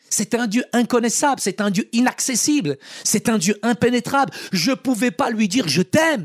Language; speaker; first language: French; early bilingual, other home language; Arabic